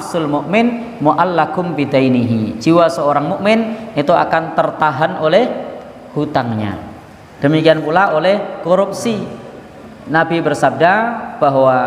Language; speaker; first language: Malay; non-native, local second language; Javanese